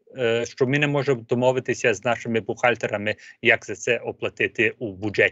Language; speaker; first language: Ukrainian; early bilingual, heritage; Ukrainian